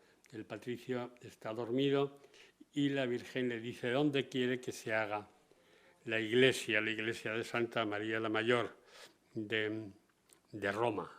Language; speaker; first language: Spanish; native; Spanish